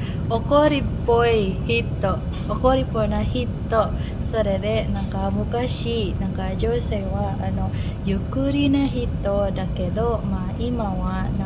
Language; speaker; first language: Japanese; non-native, learner; Indonesian